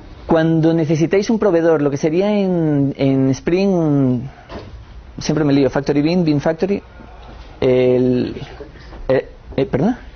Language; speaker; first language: Spanish; native; Spanish